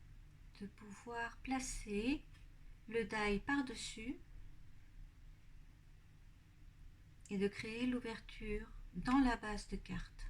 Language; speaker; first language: French; native; French